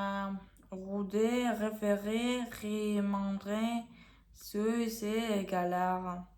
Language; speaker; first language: French; non-native, learner; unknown